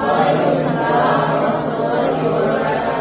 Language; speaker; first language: Indonesian; native; Indonesian